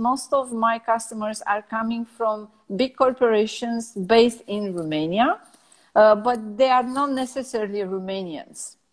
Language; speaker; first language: English; non-native, fluent; Romanian